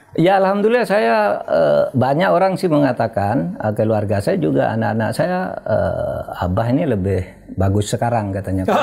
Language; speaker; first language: Indonesian; non-native, local second language; Madurese